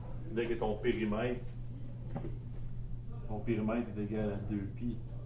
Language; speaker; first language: French; native; French